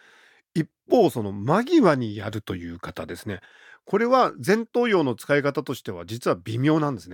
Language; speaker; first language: Japanese; native; Japanese